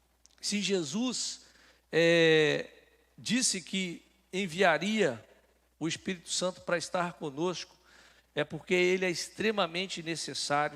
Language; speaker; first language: Portuguese; native; Portuguese